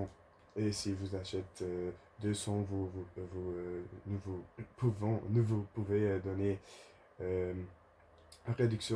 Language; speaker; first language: French; non-native, learner; Dutch